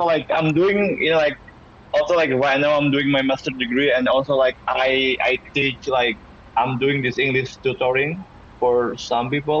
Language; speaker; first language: English; non-native, fluent; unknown